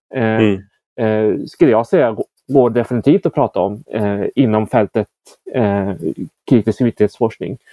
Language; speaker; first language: Swedish; native; Swedish